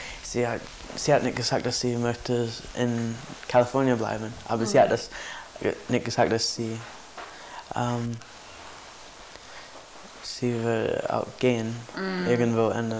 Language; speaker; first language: German; non-native, learner; English